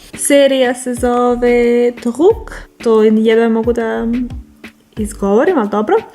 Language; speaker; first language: Serbian; native; Serbian